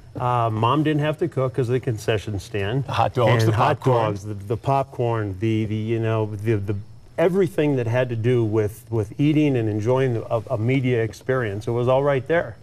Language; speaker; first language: English; native; English